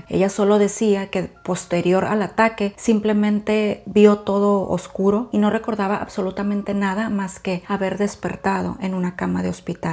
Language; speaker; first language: Spanish; native; Spanish